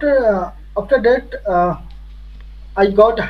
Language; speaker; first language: English; non-native, learner; Hindi